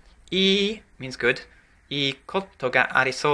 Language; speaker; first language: Japanese; non-native, learner; English